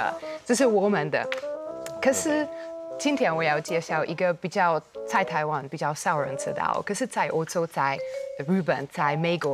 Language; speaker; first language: Chinese; non-native, fluent; Hungarian